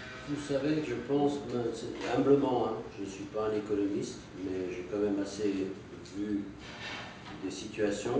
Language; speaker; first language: French; native; French